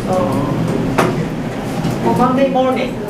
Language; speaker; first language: English; non-native, fluent; Spanish